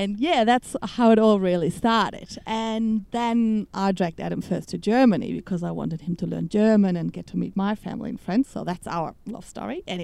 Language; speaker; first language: English; non-native, fluent; German